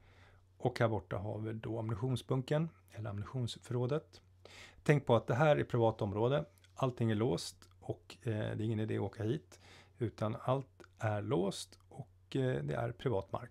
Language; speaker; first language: Swedish; native; Swedish